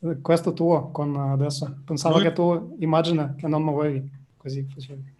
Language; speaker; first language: Italian; non-native, learner; Russian